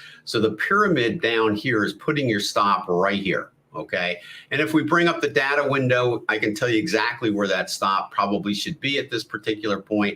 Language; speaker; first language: English; native; English